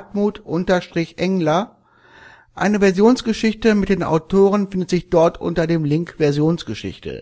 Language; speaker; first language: German; native; German